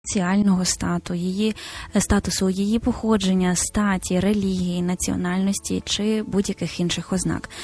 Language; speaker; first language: Ukrainian; native; Ukrainian